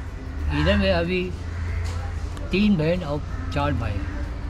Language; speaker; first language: Hindi; non-native, local second language; Chinese